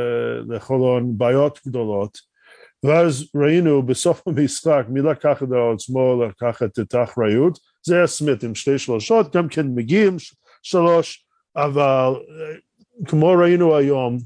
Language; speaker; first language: Hebrew; non-native, fluent; English